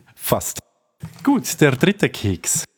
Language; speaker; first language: German; native; German